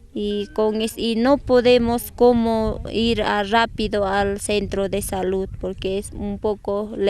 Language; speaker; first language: Spanish; non-native, local second language; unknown